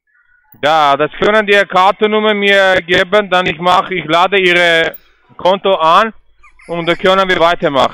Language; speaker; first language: German; non-native, learner; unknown